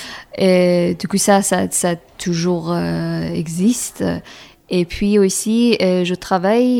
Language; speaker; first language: French; non-native, fluent; Persian